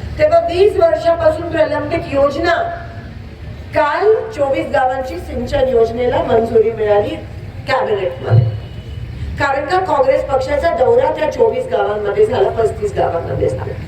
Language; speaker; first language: Marathi; native; Marathi